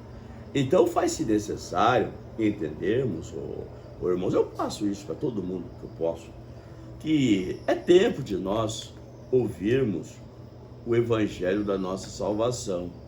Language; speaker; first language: Portuguese; native; Portuguese